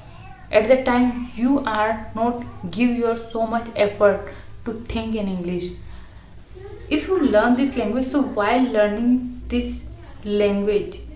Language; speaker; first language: English; non-native, learner; Hindi